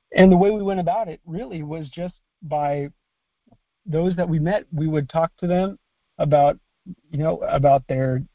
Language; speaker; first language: English; native; English